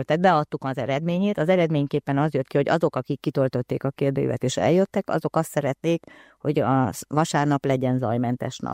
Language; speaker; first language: Hungarian; native; Hungarian